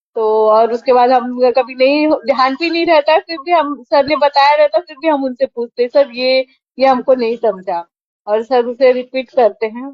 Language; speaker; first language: Hindi; native; Hindi